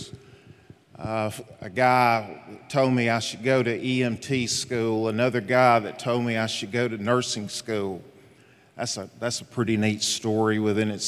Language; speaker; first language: English; native; English